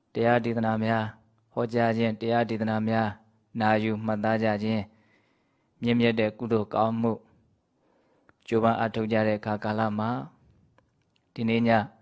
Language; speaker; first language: Burmese; native; Burmese